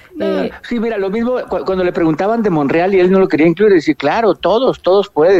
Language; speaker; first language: Spanish; native; Spanish